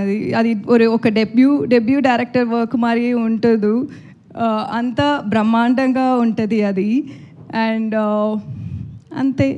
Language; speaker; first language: Telugu; non-native, learner; Tamil